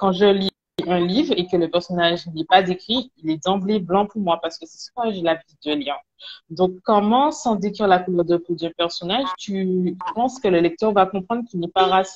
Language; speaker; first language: French; native; French